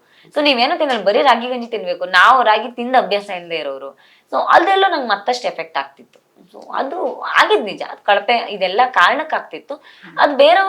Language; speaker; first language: Kannada; native; Kannada